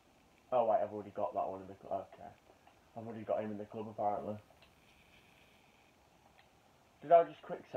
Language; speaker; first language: English; native; English